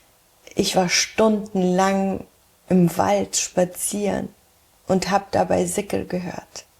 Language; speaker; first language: German; early bilingual, heritage; German